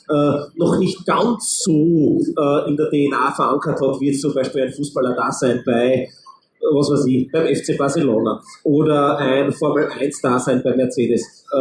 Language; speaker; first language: German; native; German